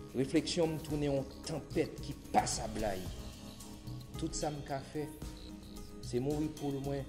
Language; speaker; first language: French; native; French